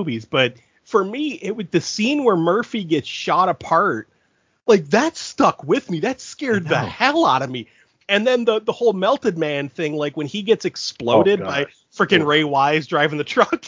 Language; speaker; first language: English; native; English